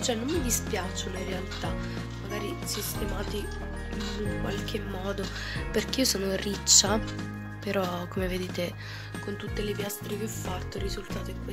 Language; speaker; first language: Italian; native; Italian